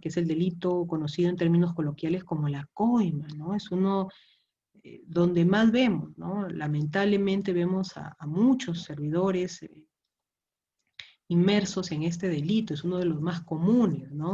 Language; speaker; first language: Spanish; native; Spanish